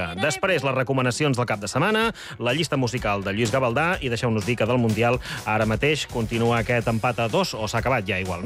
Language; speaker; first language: Catalan; native; Catalan